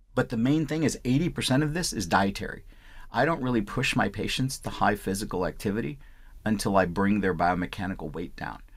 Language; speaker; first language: English; early bilingual, other home language; Punjabi